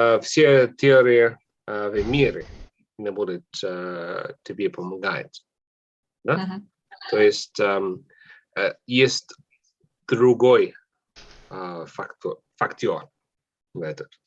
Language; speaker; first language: Russian; non-native, fluent; English